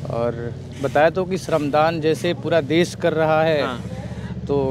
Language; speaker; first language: Hindi; native; Hindi